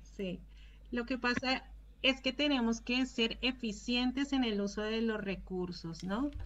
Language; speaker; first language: Spanish; native; Spanish